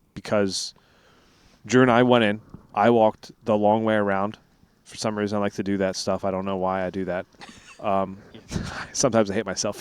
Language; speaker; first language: English; native; English